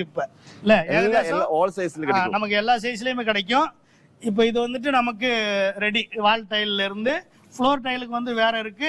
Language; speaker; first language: Tamil; native; Tamil